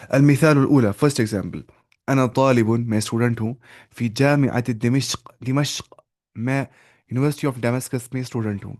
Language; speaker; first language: Arabic; non-native, fluent; Urdu